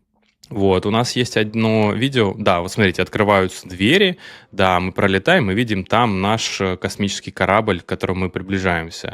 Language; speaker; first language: Russian; native; Russian